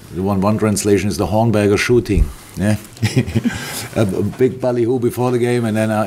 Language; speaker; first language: English; non-native, fluent; German